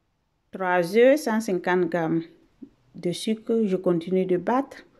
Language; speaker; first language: French; non-native, fluent; Italian